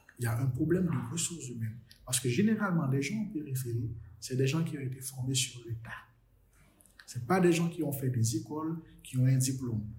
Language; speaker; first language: French; non-native, local second language; Haitian Creole